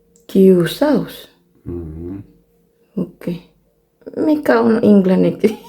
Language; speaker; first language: Finnish; non-native, learner; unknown